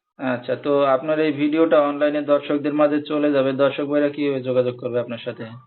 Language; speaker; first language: Bangla; native; Bangla